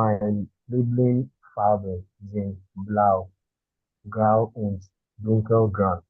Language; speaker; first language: German; non-native, learner; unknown